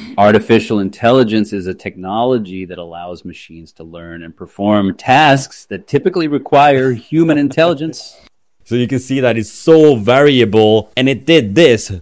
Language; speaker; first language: English; non-native, fluent; Norwegian